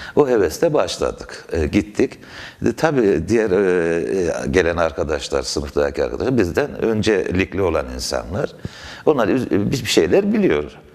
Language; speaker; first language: Turkish; native; Turkish